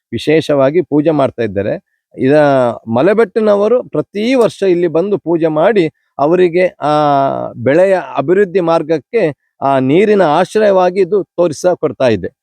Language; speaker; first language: Kannada; non-native, local second language; Tulu